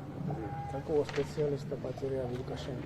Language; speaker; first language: Russian; non-native, local second language; Georgian